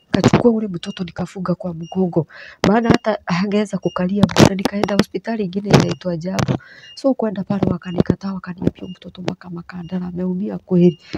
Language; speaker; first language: Swahili; non-native, local second language; Kikuyu